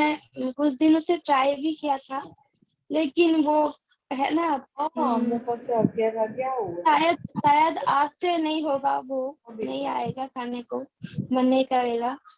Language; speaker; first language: Hindi; non-native, local second language; Bangla